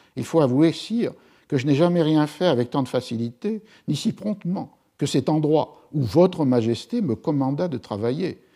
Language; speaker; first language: French; native; French